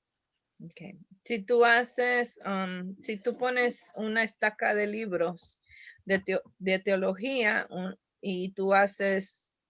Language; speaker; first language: Spanish; early bilingual, heritage; Spanish